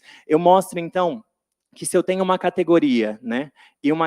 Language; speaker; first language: Portuguese; native; Portuguese